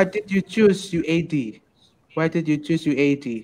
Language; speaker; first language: English; non-native, fluent; Indonesian